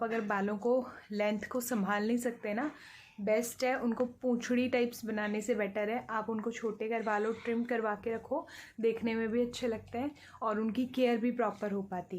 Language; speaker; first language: Hindi; native; Hindi